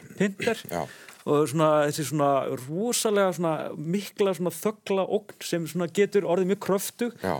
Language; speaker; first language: Icelandic; native; Icelandic